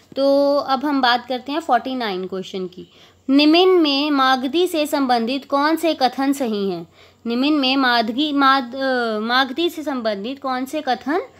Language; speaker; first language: Hindi; native; Hindi